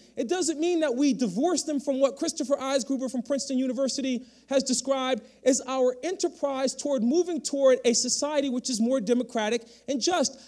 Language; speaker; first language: English; native; English